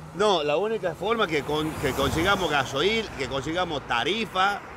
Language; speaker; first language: Spanish; native; Spanish